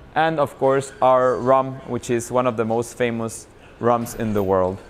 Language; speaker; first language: English; non-native, fluent; Spanish